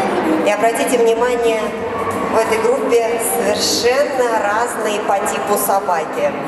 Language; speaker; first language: Russian; native; Russian